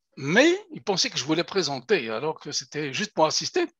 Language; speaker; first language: French; non-native, local second language; Kabyle